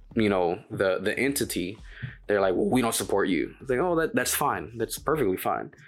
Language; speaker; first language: English; native; English